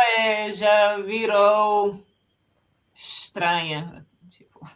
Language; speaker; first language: Portuguese; non-native, fluent; Finnish